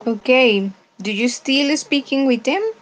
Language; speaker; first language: English; non-native, fluent; Spanish